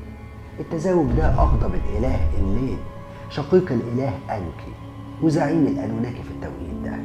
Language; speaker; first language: Arabic; native; Arabic